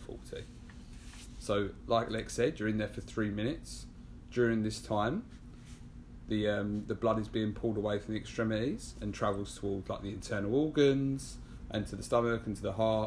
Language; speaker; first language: English; native; English